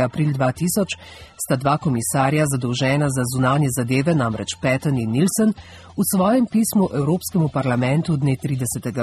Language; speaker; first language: Slovenian; native; Slovenian